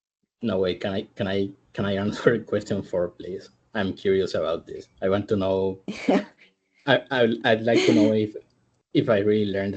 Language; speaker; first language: English; non-native, learner; Spanish